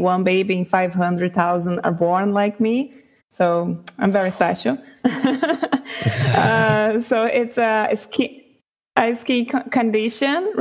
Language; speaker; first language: English; non-native, fluent; Portuguese